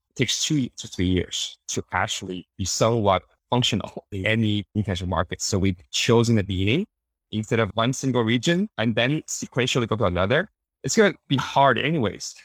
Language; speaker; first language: English; early bilingual, other home language; Chinese